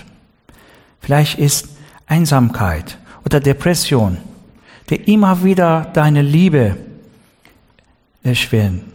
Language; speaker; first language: German; non-native, learner; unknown